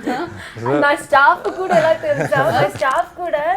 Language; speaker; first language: Telugu; non-native, learner; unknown